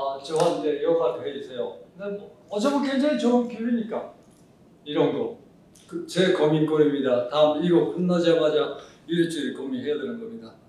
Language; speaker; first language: Korean; early bilingual, heritage; Japanese